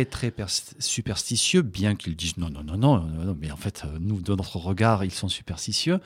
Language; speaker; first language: French; native; French